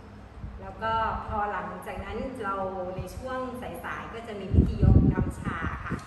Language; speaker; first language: Thai; native; Thai